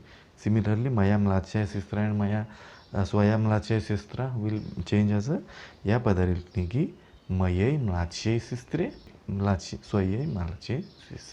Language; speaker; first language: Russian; non-native, fluent; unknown